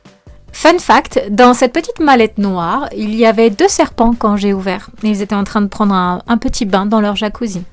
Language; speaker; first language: French; native; French